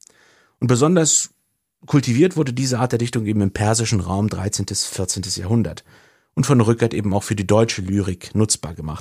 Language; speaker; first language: German; native; German